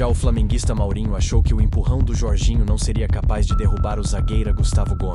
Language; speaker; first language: Portuguese; native; Portuguese